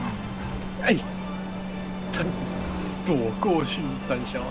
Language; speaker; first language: Chinese; native; Chinese